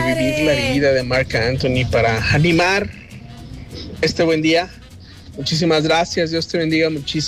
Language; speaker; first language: Spanish; native; Spanish